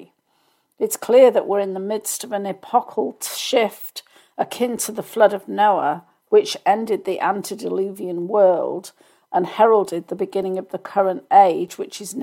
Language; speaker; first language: English; native; English